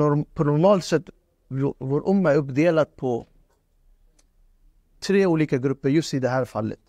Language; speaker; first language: Swedish; non-native, fluent; Urdu